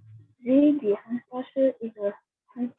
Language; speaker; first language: German; non-native, learner; Indonesian